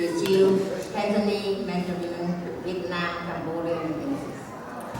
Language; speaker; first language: English; non-native, learner; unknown